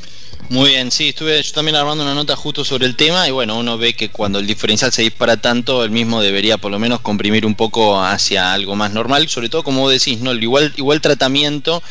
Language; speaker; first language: Spanish; native; Spanish